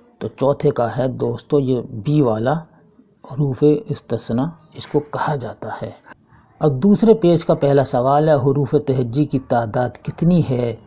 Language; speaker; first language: Urdu; native; Urdu